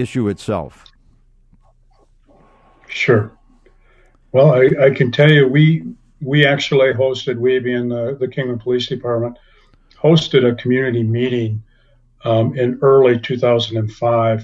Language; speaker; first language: English; native; English